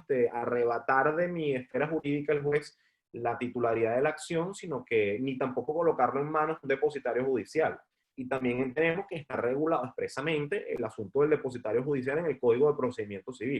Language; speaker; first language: Spanish; native; Spanish